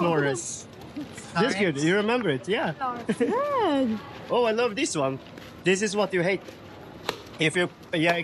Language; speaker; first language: English; non-native, fluent; Swedish